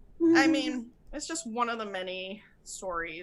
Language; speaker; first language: English; native; English